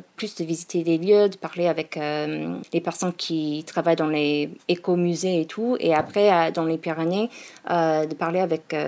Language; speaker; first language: French; non-native, learner; English